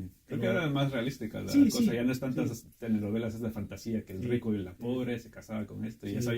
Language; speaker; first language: Spanish; native; Spanish